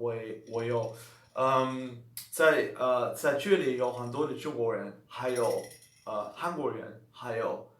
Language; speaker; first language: Chinese; non-native, learner; Dutch